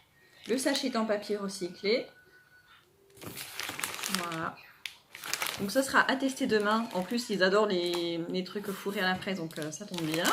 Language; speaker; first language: French; native; French